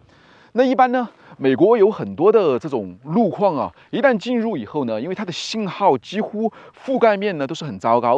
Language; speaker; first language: Chinese; native; Chinese